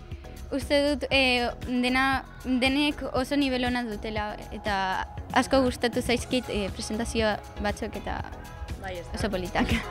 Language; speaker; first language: Basque; non-native, local second language; Spanish